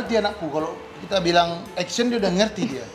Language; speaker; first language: Indonesian; native; Indonesian